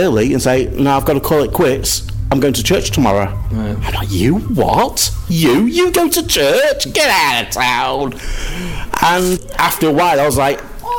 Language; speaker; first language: English; native; English